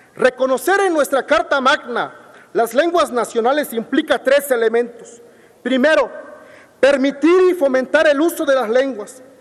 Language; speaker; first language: Spanish; non-native, local second language; Zapotec